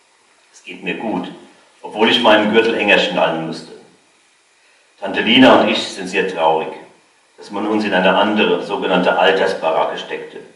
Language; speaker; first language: German; native; German